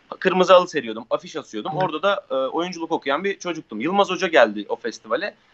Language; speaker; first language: Turkish; native; Turkish